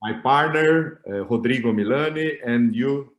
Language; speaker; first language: English; non-native, learner; Portuguese